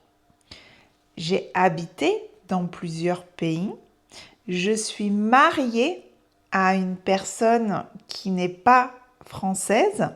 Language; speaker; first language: French; native; French